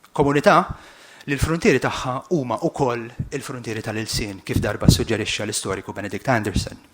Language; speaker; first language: Maltese; native; Maltese